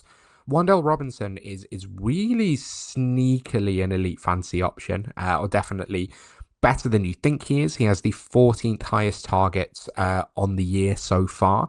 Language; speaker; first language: English; native; English